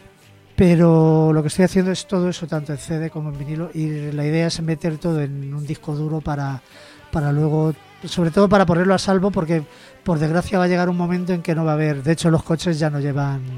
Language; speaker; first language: Spanish; native; Spanish